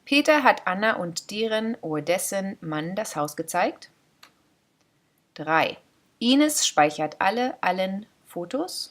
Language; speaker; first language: German; non-native, fluent; English